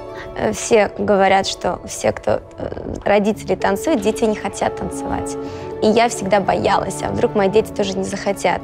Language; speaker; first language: Russian; native; Russian